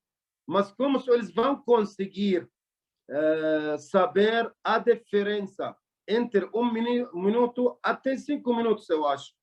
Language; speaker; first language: Portuguese; non-native, learner; Arabic